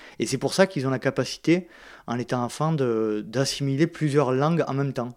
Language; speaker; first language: French; native; French